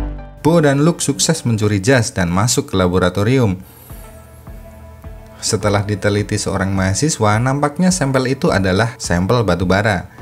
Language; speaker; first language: Indonesian; native; Indonesian